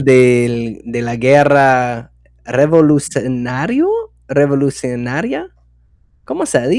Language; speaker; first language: Spanish; non-native, fluent; English